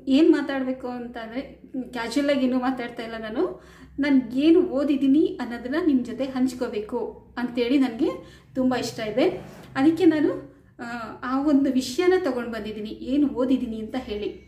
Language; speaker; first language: Kannada; native; Kannada